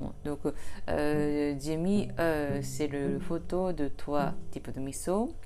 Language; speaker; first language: French; non-native, learner; Japanese